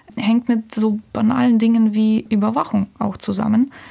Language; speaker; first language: German; non-native, fluent; Ukrainian